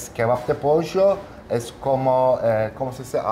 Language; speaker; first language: Spanish; non-native, learner; Turkish